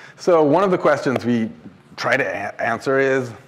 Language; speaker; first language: English; native; English